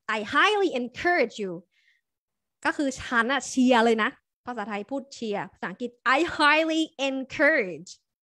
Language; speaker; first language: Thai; native; Thai